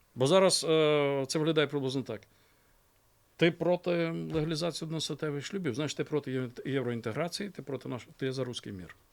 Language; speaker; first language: Ukrainian; native; Ukrainian